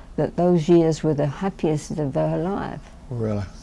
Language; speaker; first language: English; native; English